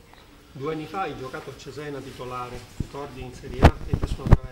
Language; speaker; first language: Italian; native; Italian